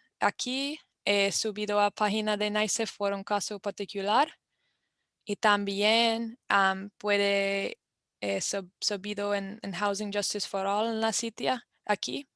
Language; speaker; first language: Spanish; non-native, fluent; English